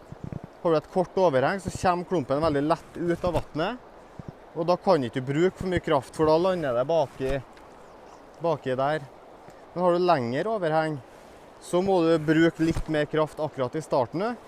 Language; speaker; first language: Norwegian; native; Norwegian